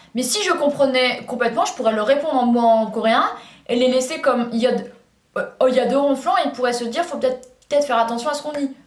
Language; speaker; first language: French; native; French